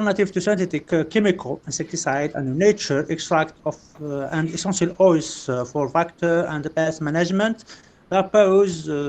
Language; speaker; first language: English; non-native, fluent; Arabic